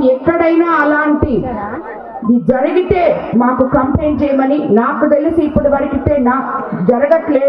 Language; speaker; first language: Telugu; native; Telugu